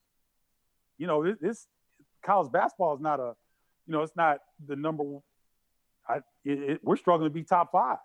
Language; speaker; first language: English; native; English